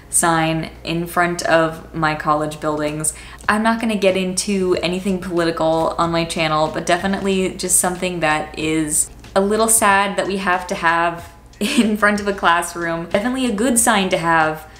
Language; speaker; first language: English; native; English